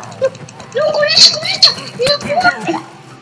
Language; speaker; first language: Spanish; native; Spanish